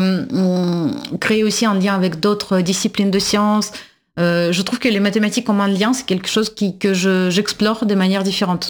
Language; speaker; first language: French; non-native, fluent; Russian